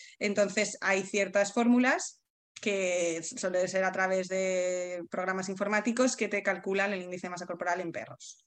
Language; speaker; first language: Spanish; native; Spanish